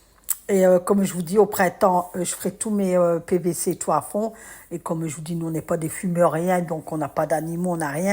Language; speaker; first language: French; native; French